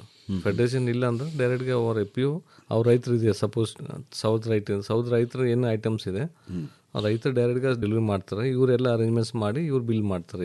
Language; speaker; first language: Kannada; non-native, learner; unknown